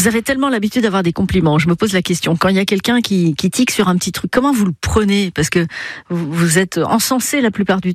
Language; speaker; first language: French; native; French